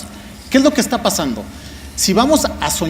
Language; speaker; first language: Spanish; native; Spanish